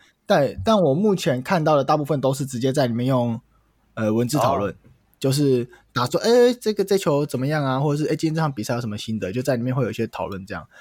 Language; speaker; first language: Chinese; native; Chinese